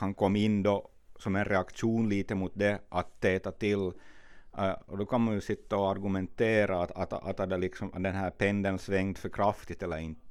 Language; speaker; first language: Swedish; native; Swedish